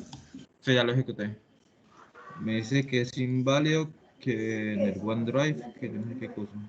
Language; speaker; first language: Spanish; native; Spanish